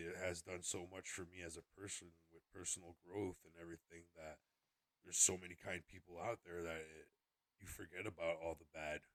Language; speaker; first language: English; native; English